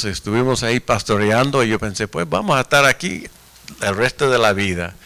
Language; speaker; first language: Spanish; non-native, fluent; English